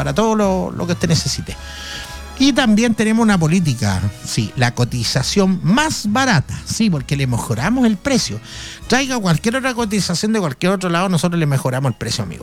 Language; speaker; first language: Spanish; native; Spanish